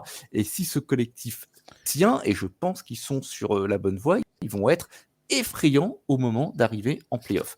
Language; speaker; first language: French; native; French